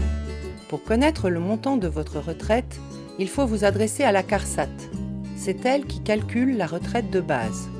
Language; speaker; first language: French; native; French